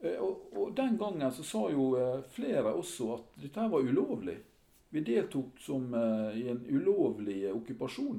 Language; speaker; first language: Norwegian; native; Norwegian